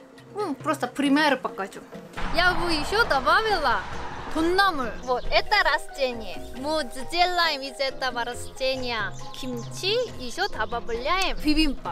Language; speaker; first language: Russian; non-native, fluent; Korean